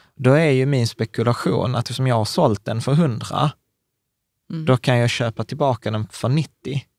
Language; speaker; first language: Swedish; native; Swedish